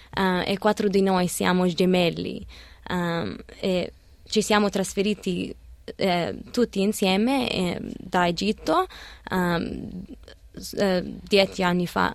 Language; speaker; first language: Italian; non-native, learner; Arabic